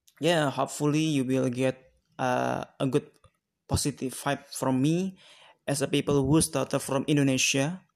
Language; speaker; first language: English; non-native, learner; Indonesian